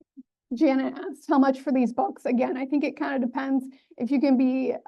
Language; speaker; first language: English; native; English